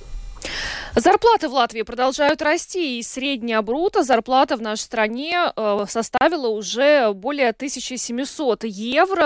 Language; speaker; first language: Russian; native; Russian